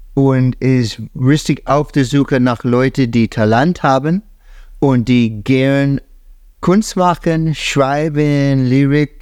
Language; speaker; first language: German; non-native, fluent; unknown